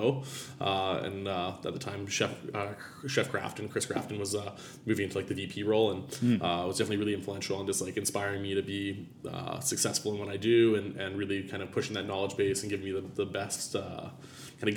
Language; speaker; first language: English; native; English